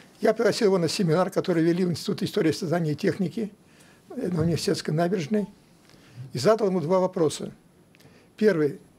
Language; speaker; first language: Russian; native; Russian